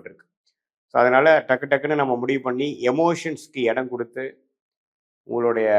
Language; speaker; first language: Tamil; native; Tamil